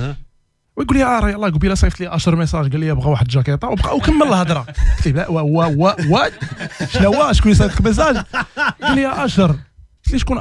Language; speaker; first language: Arabic; native; Arabic